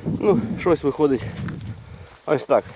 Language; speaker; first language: Ukrainian; native; Ukrainian